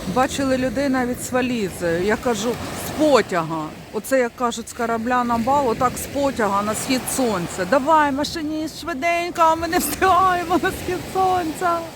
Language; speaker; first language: Ukrainian; native; Ukrainian